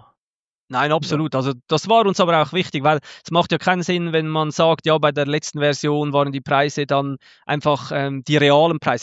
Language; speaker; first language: German; native; German